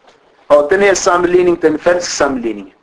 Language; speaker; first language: Danish; non-native, fluent; Arabic